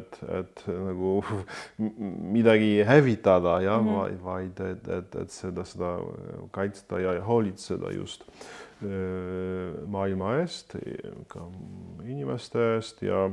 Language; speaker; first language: Estonian; non-native, fluent; Polish